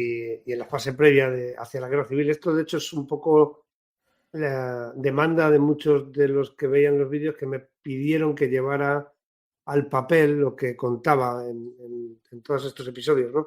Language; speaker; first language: Spanish; native; Spanish